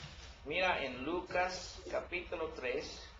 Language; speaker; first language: Spanish; non-native, learner; English